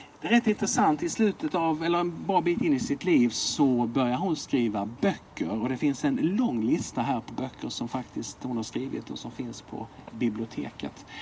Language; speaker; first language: Swedish; native; Swedish